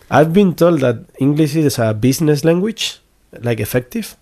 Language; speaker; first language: English; non-native, fluent; Spanish